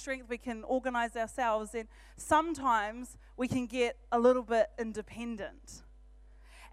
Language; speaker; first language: English; native; English